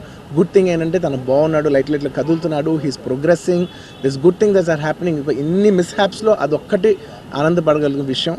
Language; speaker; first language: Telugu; native; Telugu